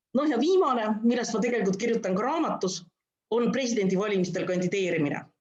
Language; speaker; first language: Estonian; non-native, local second language; Russian